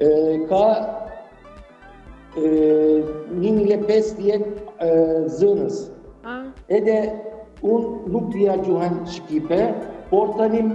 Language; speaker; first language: Albanian; non-native, learner; Turkish